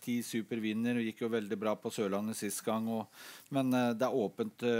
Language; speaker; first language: Norwegian; native; Norwegian